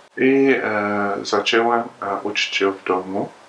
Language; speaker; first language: Polish; non-native, learner; Arabic